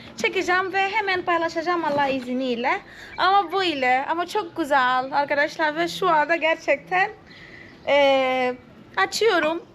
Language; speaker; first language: Turkish; non-native, fluent; Portuguese